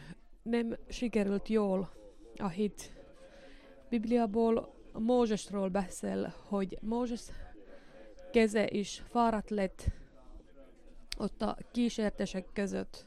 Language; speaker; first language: Hungarian; non-native, learner; Finnish